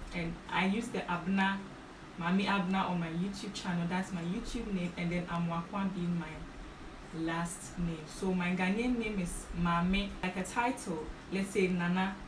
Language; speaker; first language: English; non-native, local second language; Akan